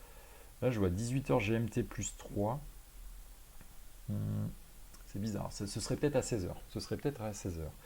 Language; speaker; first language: French; native; French